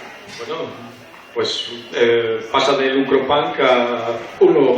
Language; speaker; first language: Spanish; native; Spanish